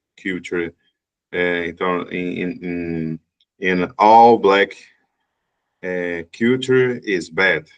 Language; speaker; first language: English; non-native, learner; Portuguese